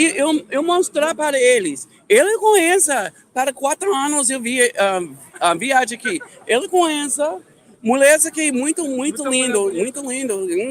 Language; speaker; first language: Portuguese; non-native, learner; English